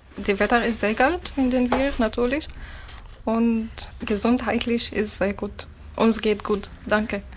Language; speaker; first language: German; non-native, learner; Arabic